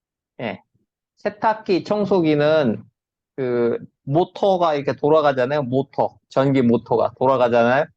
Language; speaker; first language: Korean; native; Korean